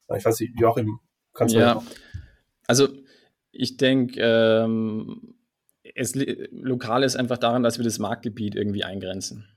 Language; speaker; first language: German; native; German